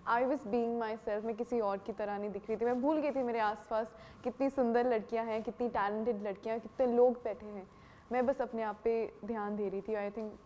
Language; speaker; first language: Hindi; non-native, local second language; Punjabi